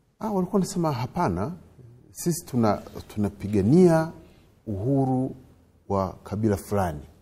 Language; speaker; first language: Swahili; non-native, fluent; Kinyarwanda